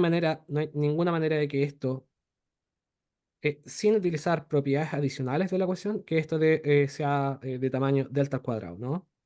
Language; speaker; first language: Spanish; native; Spanish